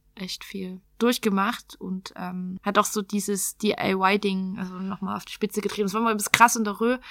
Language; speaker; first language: German; native; German